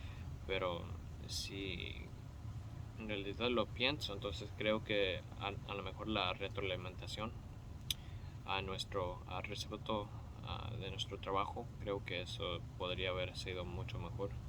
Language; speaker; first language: Spanish; early bilingual, heritage; Spanish